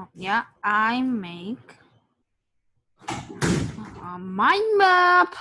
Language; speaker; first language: English; non-native, learner; Korean